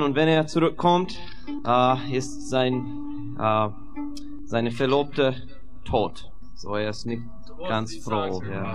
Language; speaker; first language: German; non-native, fluent; English